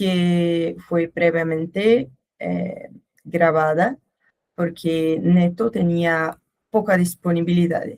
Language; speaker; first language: Spanish; non-native, learner; Portuguese